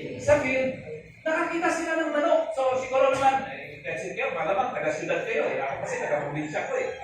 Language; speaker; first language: Filipino; non-native, local second language; Hiligaynon